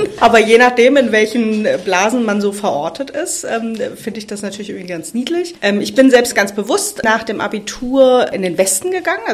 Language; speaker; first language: German; native; German